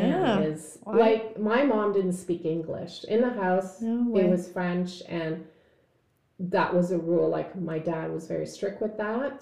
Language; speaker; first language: English; native; English